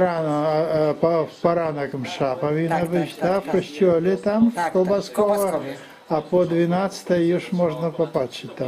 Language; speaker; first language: Polish; non-native, learner; Russian